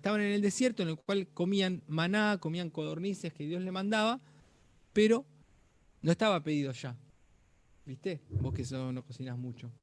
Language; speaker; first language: Spanish; native; Spanish